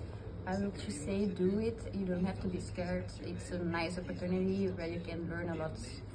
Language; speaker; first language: English; non-native, fluent; Dutch